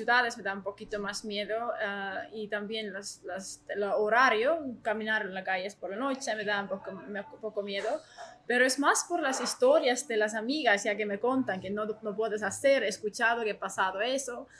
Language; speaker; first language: Spanish; non-native, learner; Estonian